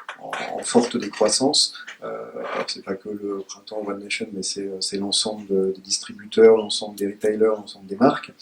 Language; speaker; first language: French; native; French